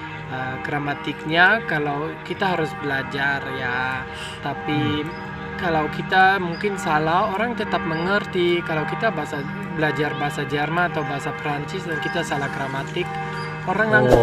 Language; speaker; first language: Indonesian; non-native, fluent; German